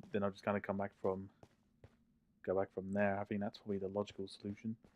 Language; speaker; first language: English; native; English